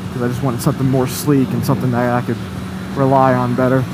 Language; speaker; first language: English; native; English